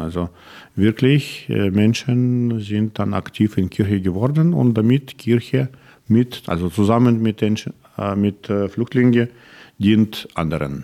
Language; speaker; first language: German; non-native, learner; Russian